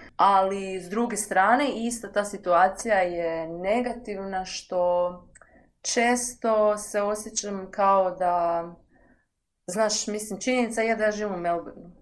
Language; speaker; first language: Croatian; native; Croatian